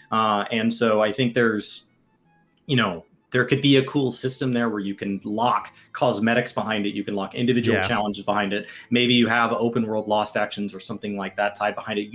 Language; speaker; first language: English; native; English